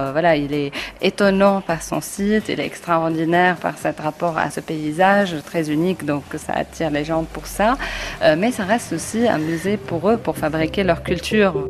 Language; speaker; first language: French; native; French